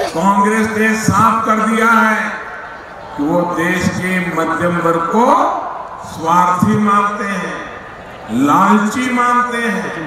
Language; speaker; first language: Hindi; non-native, local second language; Gujarati